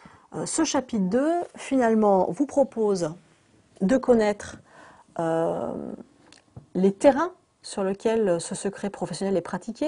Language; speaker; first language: French; native; French